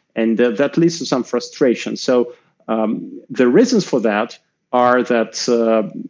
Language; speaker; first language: English; non-native, fluent; Russian